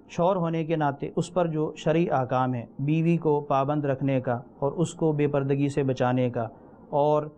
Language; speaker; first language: Urdu; native; Urdu